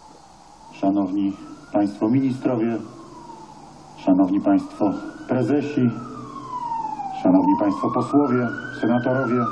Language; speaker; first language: Polish; native; Polish